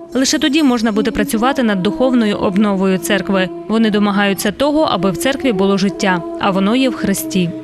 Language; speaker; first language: Ukrainian; native; Ukrainian